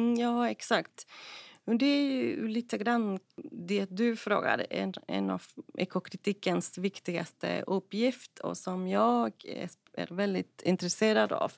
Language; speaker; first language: Swedish; non-native, fluent; Spanish